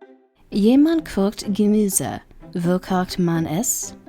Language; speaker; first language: German; non-native, fluent; English